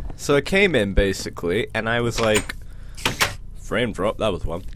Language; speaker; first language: English; native; English